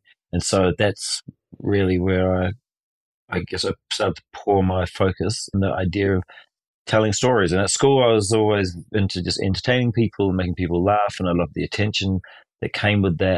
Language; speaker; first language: English; native; English